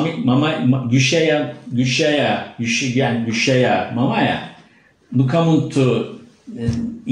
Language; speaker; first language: Albanian; non-native, learner; Turkish